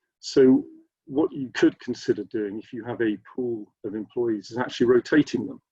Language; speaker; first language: English; native; English